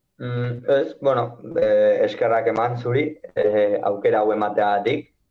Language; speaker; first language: Basque; native; Basque